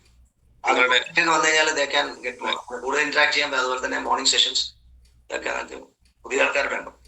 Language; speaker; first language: Malayalam; native; Malayalam